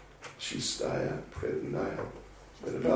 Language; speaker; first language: Russian; non-native, learner; English